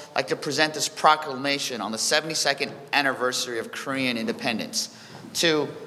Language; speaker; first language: English; early bilingual, other home language; Korean